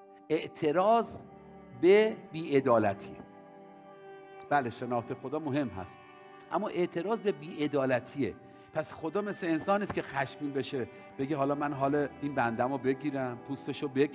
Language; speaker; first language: Persian; native; Persian